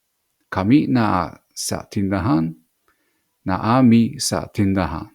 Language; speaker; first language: Cebuano; non-native, fluent; English